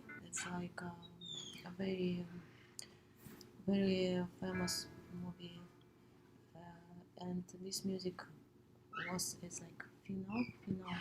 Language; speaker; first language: English; non-native, learner; Russian